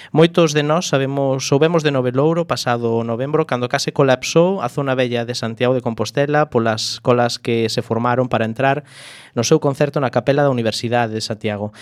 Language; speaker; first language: Galician; native; Galician